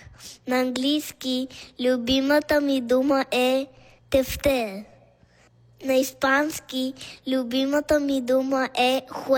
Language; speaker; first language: Bulgarian; early bilingual, heritage; Bulgarian